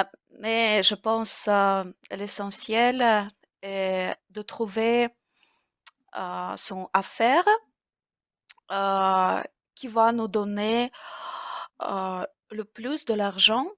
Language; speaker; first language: French; non-native, learner; Russian